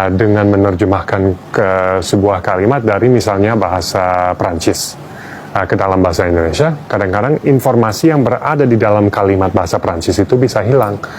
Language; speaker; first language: Indonesian; non-native, fluent; English